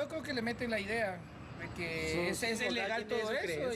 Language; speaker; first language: Spanish; native; Spanish